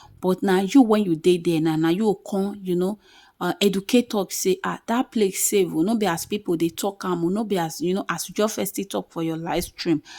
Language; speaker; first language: Nigerian Pidgin; native; Nigerian Pidgin